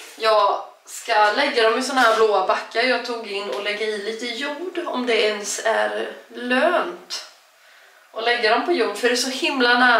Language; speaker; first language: Swedish; native; Swedish